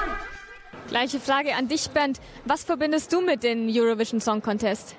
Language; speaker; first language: German; native; German